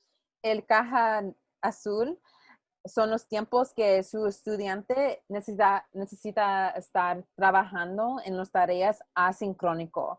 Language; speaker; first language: Spanish; non-native, learner; English